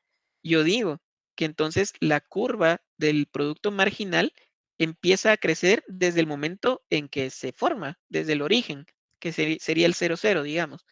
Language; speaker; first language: Spanish; native; Spanish